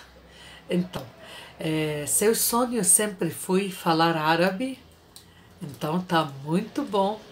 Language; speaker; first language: Portuguese; non-native, fluent; Arabic